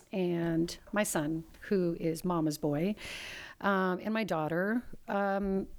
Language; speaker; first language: English; early bilingual, other home language; Italian